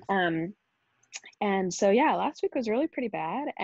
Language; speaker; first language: English; native; English